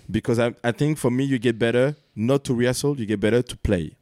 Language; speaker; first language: English; non-native, learner; French